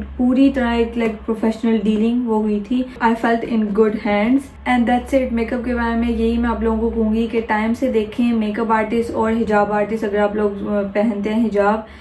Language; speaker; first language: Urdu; early bilingual, heritage; Urdu